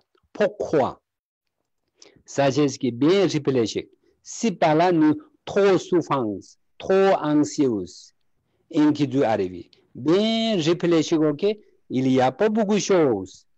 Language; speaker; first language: French; non-native, learner; Tibetan